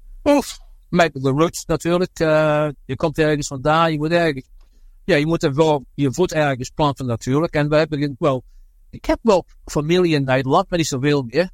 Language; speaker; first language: Dutch; early bilingual, heritage; Dutch